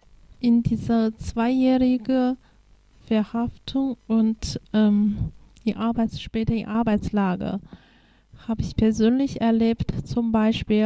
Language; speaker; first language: German; non-native, fluent; Chinese